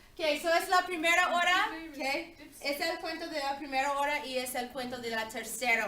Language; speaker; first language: Spanish; non-native, learner; English